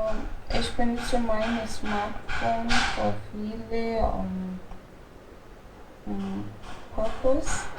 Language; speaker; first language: German; non-native, learner; Hindi